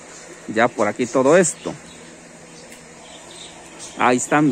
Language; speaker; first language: Spanish; native; Spanish